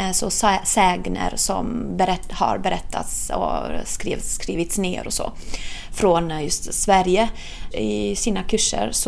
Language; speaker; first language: Swedish; non-native, fluent; Italian